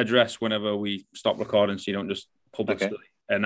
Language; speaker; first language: English; native; English